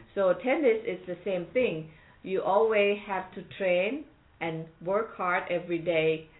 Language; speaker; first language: English; non-native, fluent; Thai